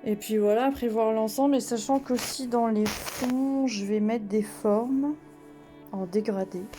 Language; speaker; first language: French; native; French